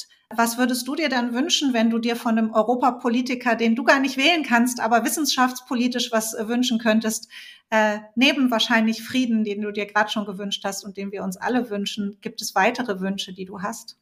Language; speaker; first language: German; native; German